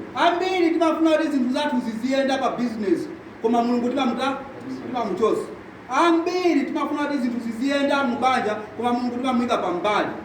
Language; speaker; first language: Nyanja; non-native, local second language; Tumbuka